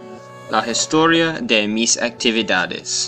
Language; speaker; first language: Spanish; non-native, learner; English